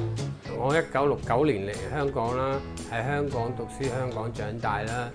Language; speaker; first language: Cantonese; early bilingual, other home language; Punjabi